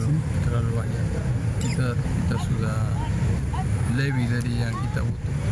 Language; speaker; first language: Indonesian; non-native, fluent; Spanish